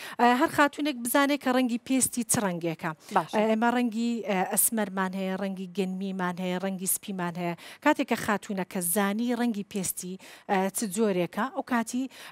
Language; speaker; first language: Central Kurdish; non-native, local second language; Kurdish